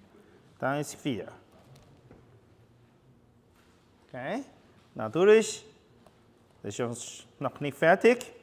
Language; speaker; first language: German; non-native, learner; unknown